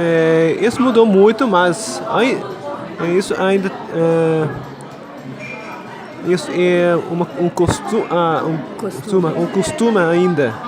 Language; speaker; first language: Portuguese; non-native, learner; Korean